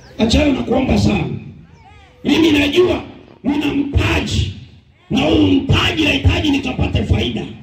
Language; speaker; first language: Swahili; native; Swahili